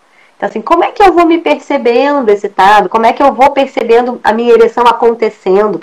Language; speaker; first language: Portuguese; native; Portuguese